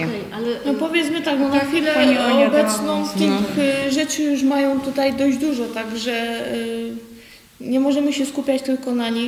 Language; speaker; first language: Polish; non-native, fluent; Ukrainian